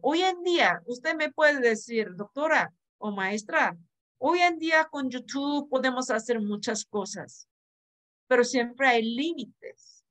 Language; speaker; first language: Spanish; non-native, fluent; Korean